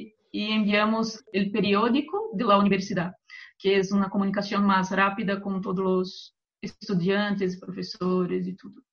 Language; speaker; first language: Spanish; non-native, fluent; Portuguese